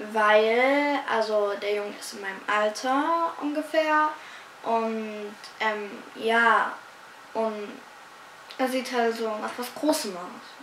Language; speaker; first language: German; early bilingual, other home language; Arabic